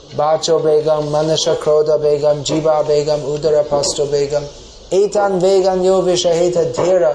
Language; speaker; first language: Bangla; non-native, fluent; English